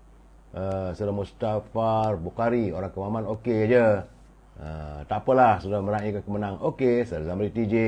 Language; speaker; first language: Malay; native; Malay